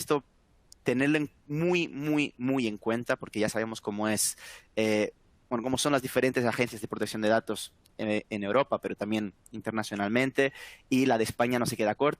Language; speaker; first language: Spanish; native; Spanish